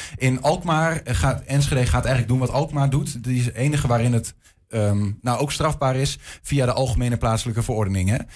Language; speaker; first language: Dutch; native; Dutch